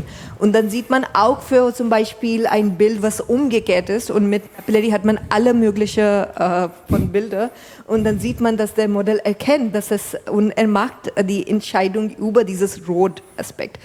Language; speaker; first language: German; non-native, fluent; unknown